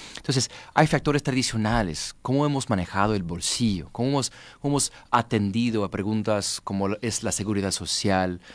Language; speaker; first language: Spanish; non-native, fluent; English